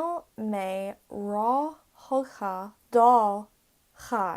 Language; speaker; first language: Irish; non-native, learner; English